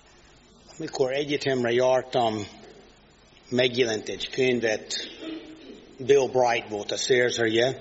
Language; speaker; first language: Hungarian; non-native, fluent; English